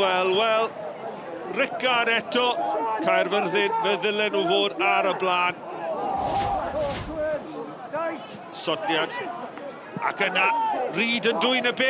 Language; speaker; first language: Welsh; native; Welsh